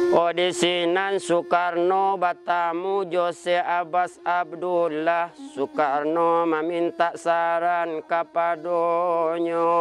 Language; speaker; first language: Indonesian; non-native, local second language; Minangkabau